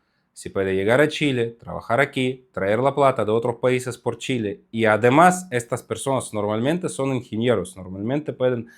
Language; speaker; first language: Spanish; non-native, fluent; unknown